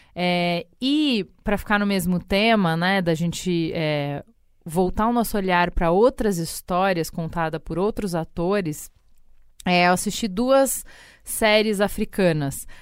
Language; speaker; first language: Portuguese; native; Portuguese